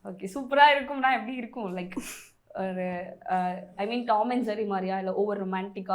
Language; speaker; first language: Tamil; native; Tamil